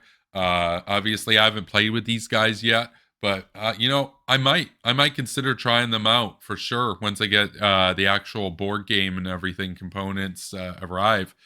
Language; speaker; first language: English; native; English